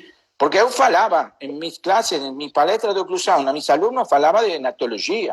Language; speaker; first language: Portuguese; non-native, learner; Spanish